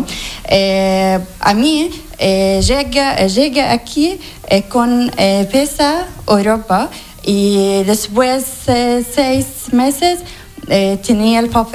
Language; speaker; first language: Spanish; non-native, learner; Arabic